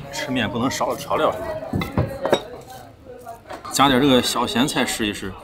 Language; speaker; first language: Chinese; native; Chinese